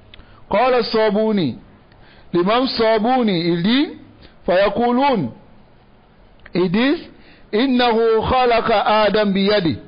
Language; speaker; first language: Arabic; non-native, fluent; Dyula